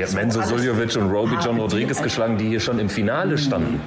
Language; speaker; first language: German; native; German